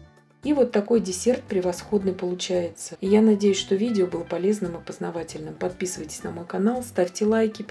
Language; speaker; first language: Russian; native; Russian